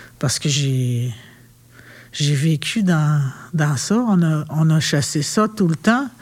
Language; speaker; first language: French; non-native, local second language; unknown